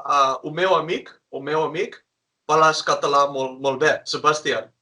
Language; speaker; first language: Catalan; non-native, learner; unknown